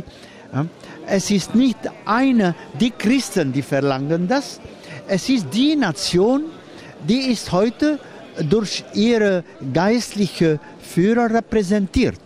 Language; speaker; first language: German; non-native, fluent; Arabic